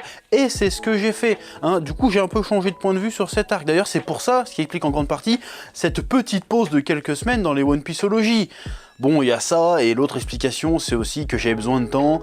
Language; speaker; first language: French; native; French